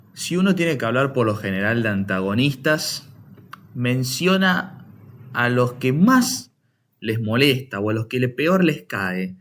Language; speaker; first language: Spanish; native; Spanish